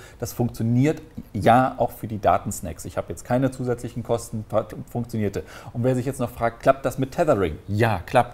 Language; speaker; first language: German; native; German